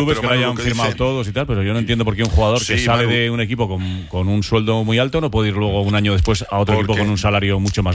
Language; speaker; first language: Spanish; native; Spanish